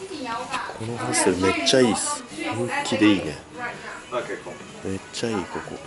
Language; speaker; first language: Japanese; native; Japanese